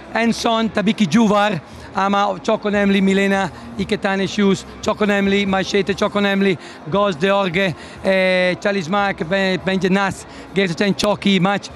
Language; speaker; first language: Turkish; non-native, learner; Italian